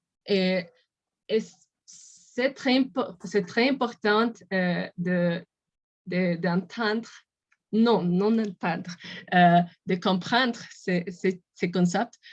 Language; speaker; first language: French; non-native, learner; Spanish